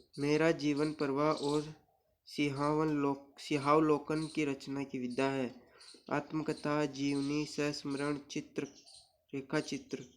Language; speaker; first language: Hindi; native; Hindi